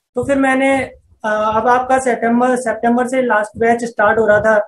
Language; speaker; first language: Hindi; native; Hindi